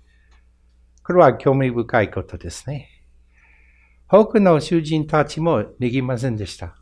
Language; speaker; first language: Japanese; non-native, fluent; English